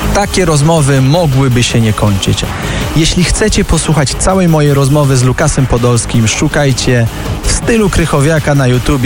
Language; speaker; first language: Polish; native; Polish